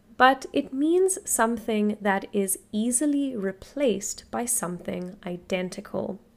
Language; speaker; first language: English; native; English